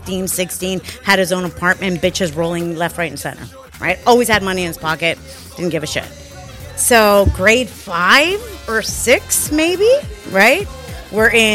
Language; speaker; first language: English; non-native, fluent; Spanish